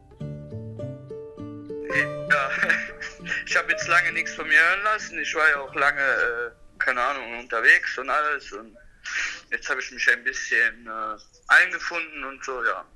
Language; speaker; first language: German; early bilingual, other home language; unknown